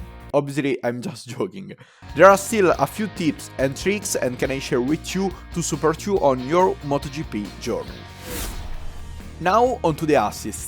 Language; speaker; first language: English; non-native, fluent; German